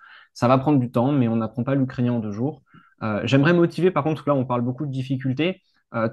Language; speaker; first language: French; native; French